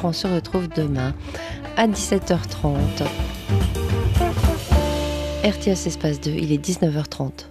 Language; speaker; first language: French; native; French